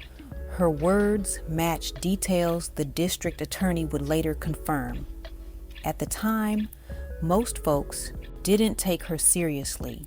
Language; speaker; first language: English; native; English